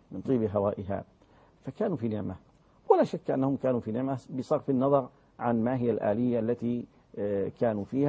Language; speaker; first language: Arabic; native; Arabic